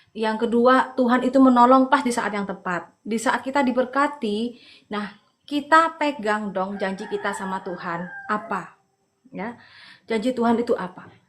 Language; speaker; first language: Indonesian; non-native, local second language; Madurese